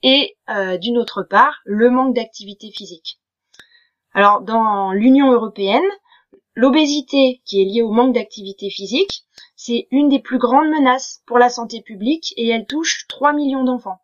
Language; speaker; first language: French; native; French